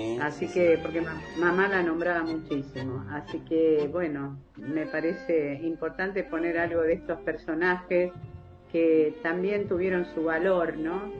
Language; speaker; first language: Spanish; native; Spanish